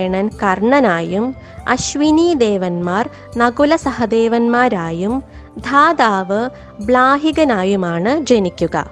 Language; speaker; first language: Malayalam; native; Malayalam